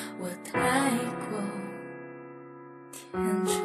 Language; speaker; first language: Chinese; native; Chinese